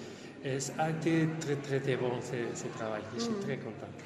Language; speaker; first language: French; non-native, learner; Spanish